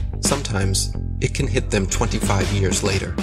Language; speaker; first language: English; native; English